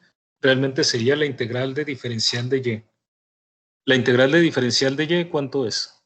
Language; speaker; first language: Spanish; native; Spanish